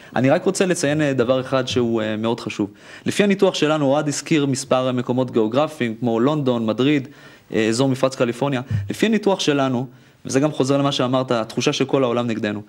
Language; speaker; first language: Hebrew; native; Hebrew